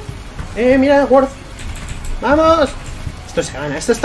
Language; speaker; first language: Spanish; native; Spanish